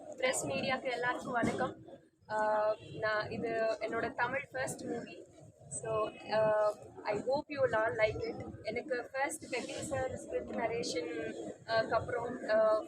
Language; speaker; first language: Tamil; non-native, learner; Telugu